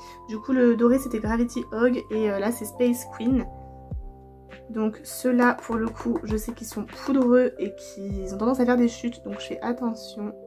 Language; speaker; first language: French; native; French